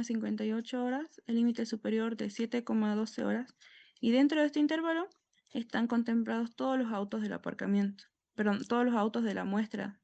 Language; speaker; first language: Spanish; native; Spanish